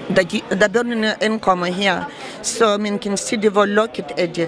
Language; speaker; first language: Danish; non-native, fluent; Ukrainian